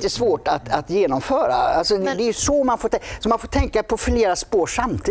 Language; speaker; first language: Swedish; native; Swedish